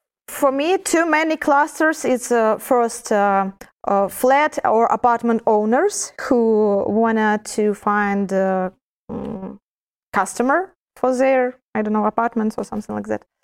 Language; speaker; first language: English; non-native, learner; Russian